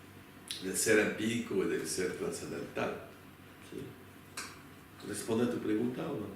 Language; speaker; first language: Spanish; non-native, fluent; French